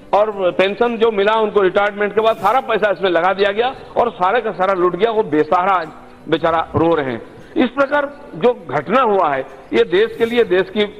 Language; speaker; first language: Hindi; non-native, local second language; Bangla